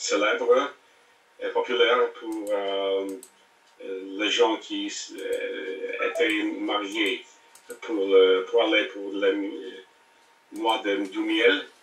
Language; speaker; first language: French; non-native, learner; English